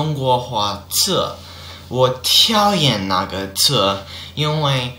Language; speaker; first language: Chinese; non-native, learner; English